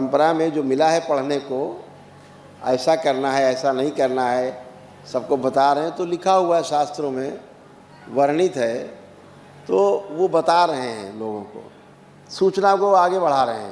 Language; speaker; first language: Hindi; native; Hindi